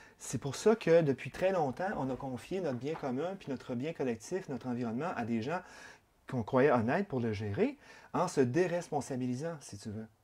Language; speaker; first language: French; native; French